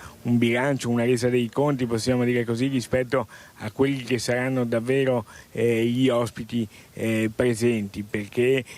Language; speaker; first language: Italian; native; Italian